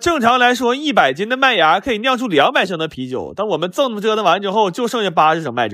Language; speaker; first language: Chinese; native; Chinese